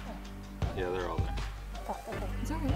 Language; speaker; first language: English; native; English